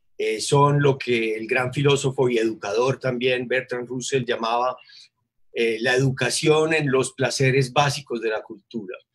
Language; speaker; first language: Spanish; native; Spanish